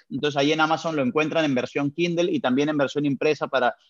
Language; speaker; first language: Spanish; native; Spanish